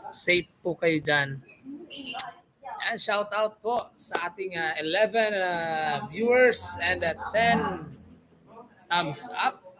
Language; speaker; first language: Filipino; non-native, local second language; Bikol